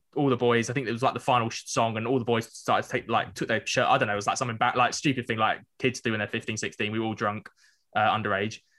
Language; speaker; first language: English; native; English